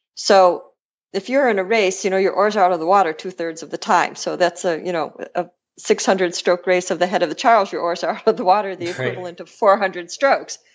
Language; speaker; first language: English; native; English